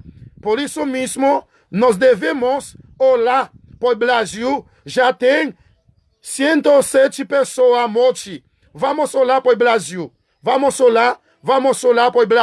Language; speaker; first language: Portuguese; non-native, learner; Haitian Creole